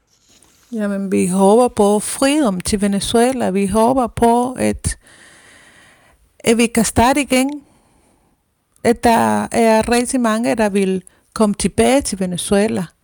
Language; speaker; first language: Danish; non-native, fluent; Spanish